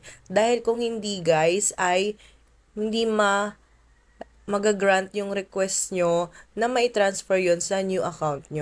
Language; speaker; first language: Filipino; native; Filipino